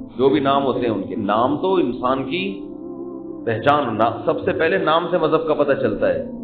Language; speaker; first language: Urdu; native; Urdu